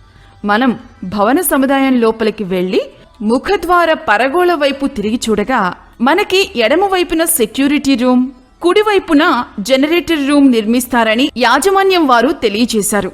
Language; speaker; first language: Telugu; native; Telugu